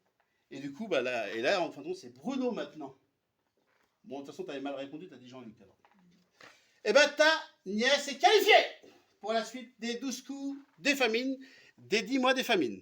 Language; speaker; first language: French; native; French